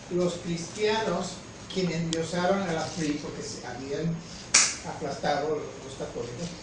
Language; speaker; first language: Spanish; native; Spanish